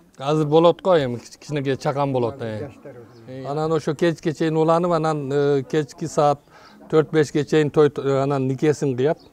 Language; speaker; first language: Kyrgyz; early bilingual, heritage; Kyrgyz